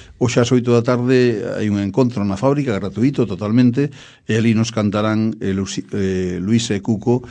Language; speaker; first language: Galician; native; Galician